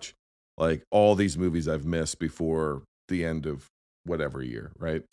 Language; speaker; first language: English; native; English